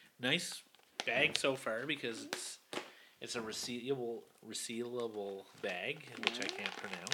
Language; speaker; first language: English; native; English